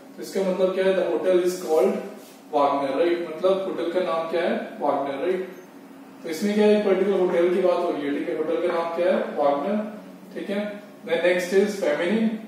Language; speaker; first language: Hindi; native; Hindi